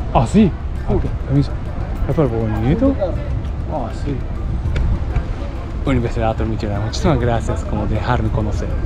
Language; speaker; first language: Spanish; non-native, learner; Japanese